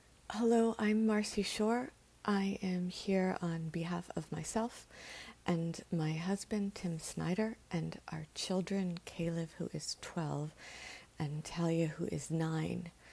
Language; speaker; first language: English; native; English